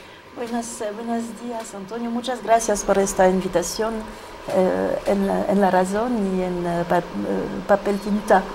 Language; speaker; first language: Spanish; non-native, fluent; French